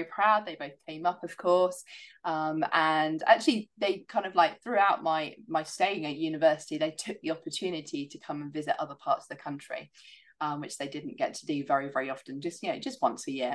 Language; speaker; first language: English; native; English